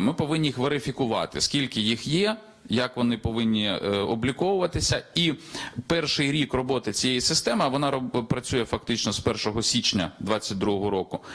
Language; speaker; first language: Ukrainian; native; Ukrainian